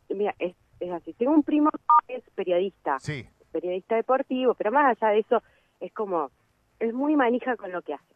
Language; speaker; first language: Spanish; native; Spanish